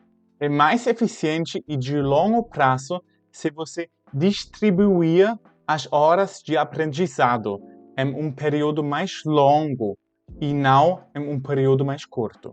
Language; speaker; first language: Portuguese; non-native, fluent; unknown